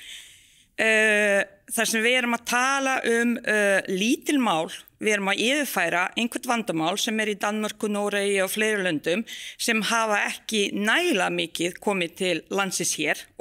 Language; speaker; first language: Icelandic; non-native, fluent; Bosnian